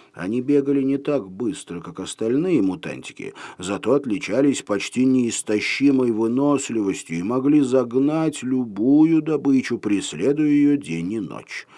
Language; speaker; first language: Russian; native; Russian